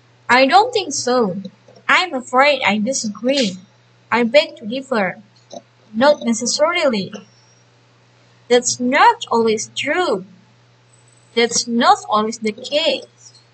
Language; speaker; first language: English; non-native, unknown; Indonesian